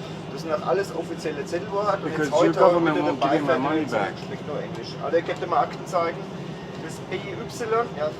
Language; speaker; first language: German; native; German